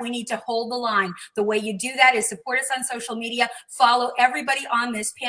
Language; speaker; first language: English; native; English